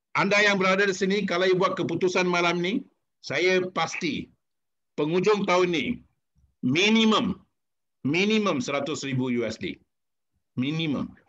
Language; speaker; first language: Malay; non-native, local second language; Tamil